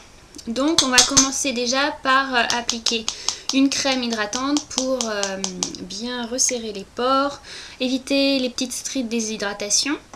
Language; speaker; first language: French; native; French